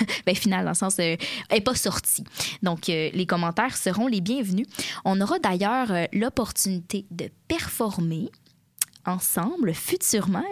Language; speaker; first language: French; native; French